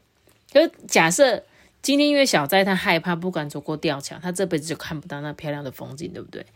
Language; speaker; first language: Chinese; native; Chinese